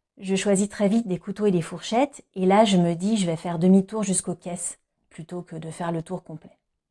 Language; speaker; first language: French; native; French